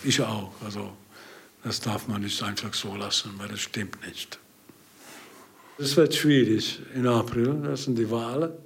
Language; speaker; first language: German; non-native, learner; Hungarian